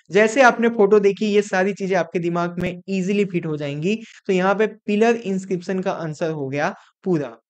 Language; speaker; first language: Hindi; non-native, local second language; Gujarati